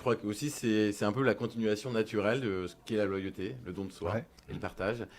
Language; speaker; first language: French; native; French